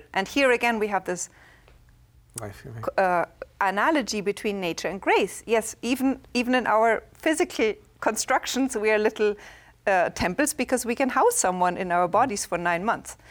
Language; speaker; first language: English; non-native, fluent; German